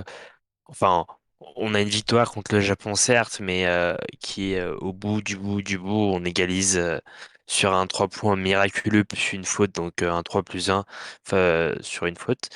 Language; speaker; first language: French; native; French